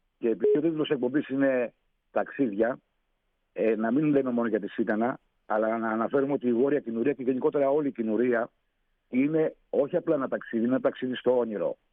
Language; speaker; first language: Greek; native; Greek